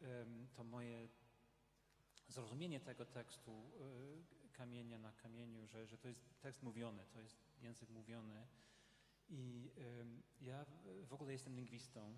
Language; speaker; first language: Polish; non-native, fluent; English